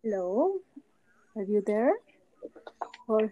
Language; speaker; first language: English; non-native, fluent; Spanish